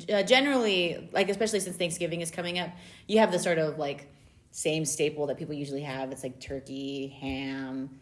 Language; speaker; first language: English; native; English